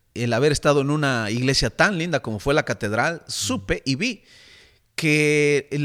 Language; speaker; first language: Spanish; native; Spanish